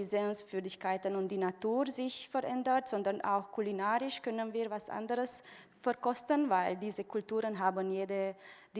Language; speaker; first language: German; non-native, fluent; Romanian